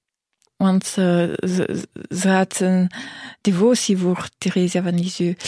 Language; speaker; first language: Dutch; non-native, local second language; French